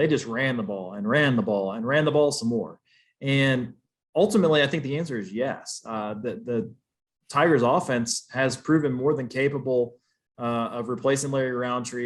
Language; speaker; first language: English; native; English